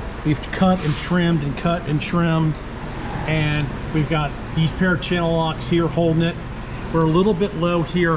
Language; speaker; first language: English; native; English